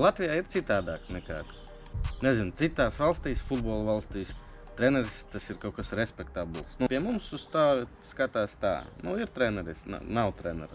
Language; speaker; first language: Latvian; native; Latvian